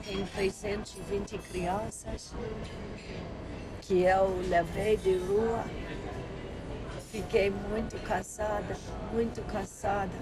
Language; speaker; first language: Portuguese; non-native, learner; English